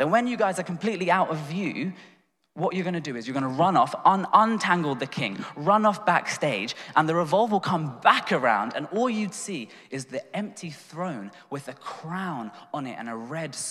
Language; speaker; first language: English; native; English